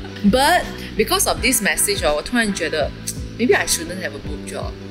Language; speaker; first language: English; non-native, local second language; Chinese